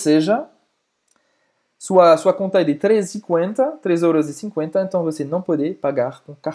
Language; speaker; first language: Portuguese; non-native, fluent; French